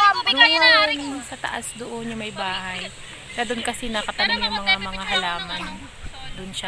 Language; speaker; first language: Filipino; native; Filipino